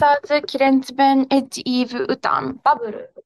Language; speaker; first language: Hungarian; non-native, learner; Japanese